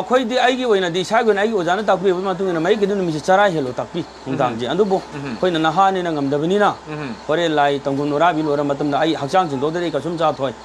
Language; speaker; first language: Manipuri; native; Manipuri